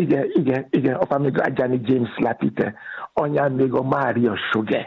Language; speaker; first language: Hungarian; non-native, fluent; Yoruba